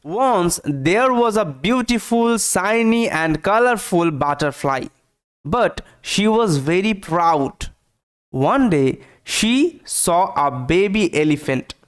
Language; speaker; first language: English; non-native, local second language; Bangla